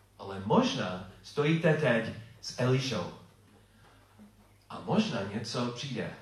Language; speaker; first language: Czech; non-native, fluent; English